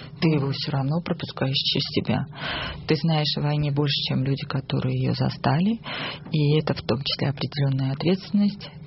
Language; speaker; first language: Russian; non-native, local second language; Armenian